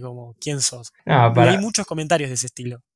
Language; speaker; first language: Spanish; native; Spanish